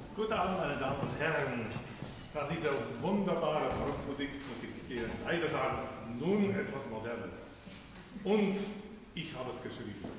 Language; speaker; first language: German; non-native, learner; Dutch